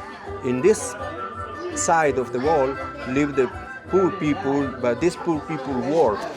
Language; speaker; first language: English; non-native, fluent; Spanish